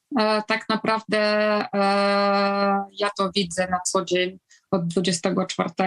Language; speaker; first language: Polish; non-native, fluent; Ukrainian